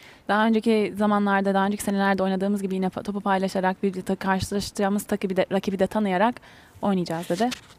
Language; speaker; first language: Turkish; native; Turkish